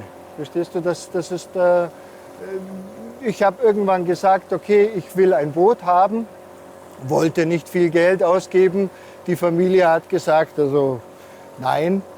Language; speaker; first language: German; non-native, local second language; Hungarian